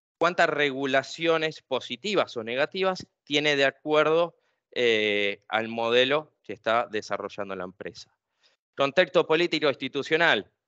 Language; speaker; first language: Spanish; native; Spanish